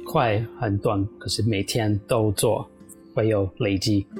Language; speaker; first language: Chinese; non-native, fluent; English